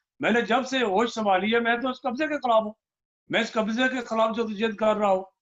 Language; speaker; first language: Urdu; non-native, local second language; Punjabi